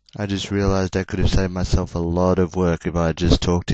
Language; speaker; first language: English; native; English